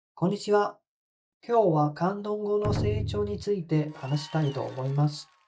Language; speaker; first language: Japanese; non-native, fluent; Cantonese